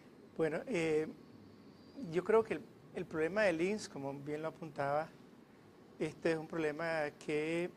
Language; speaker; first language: Spanish; native; Spanish